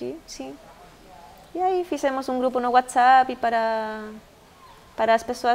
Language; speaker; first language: Portuguese; non-native, fluent; Spanish